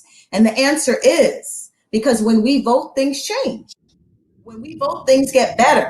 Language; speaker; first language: English; native; English